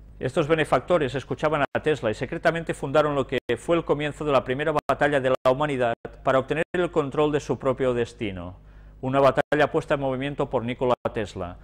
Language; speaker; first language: Spanish; native; Spanish